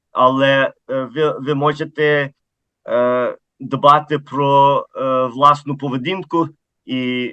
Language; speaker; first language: Ukrainian; early bilingual, heritage; Ukrainian